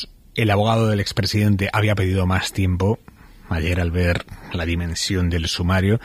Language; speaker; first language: Spanish; native; Spanish